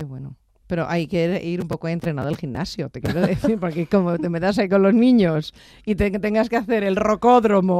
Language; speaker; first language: Spanish; native; Spanish